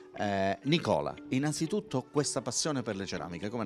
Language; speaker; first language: Italian; native; Italian